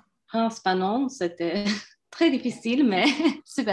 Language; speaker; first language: French; non-native, fluent; Turkish